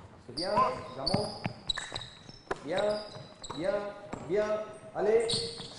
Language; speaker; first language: French; non-native, learner; Spanish